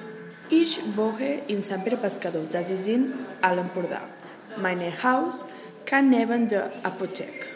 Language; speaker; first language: German; non-native, learner; Catalan